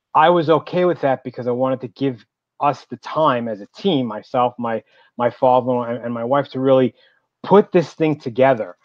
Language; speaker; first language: English; native; English